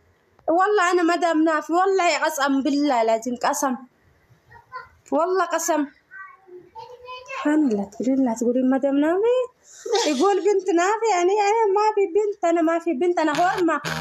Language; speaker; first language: Arabic; non-native, learner; Oromo